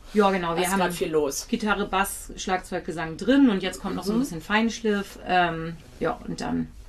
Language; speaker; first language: German; native; German